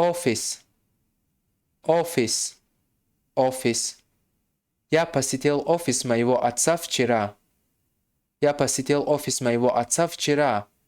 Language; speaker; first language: Russian; non-native, fluent; Tajik